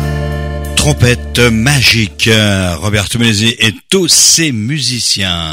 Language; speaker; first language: French; native; French